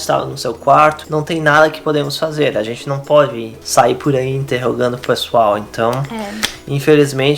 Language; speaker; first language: Portuguese; native; Portuguese